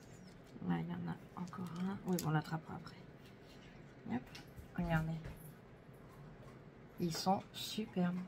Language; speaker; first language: French; native; French